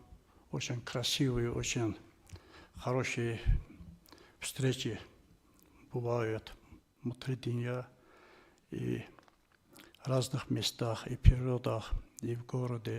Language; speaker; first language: Russian; non-native, fluent; Azerbaijani